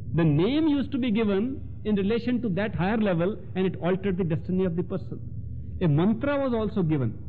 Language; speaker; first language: English; non-native, local second language; Hindi